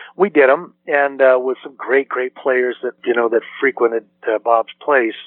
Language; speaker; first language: English; native; English